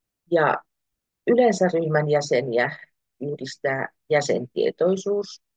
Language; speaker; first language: Finnish; native; Finnish